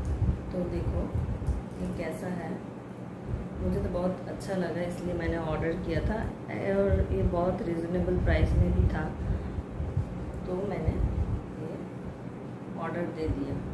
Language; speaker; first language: Hindi; non-native, local second language; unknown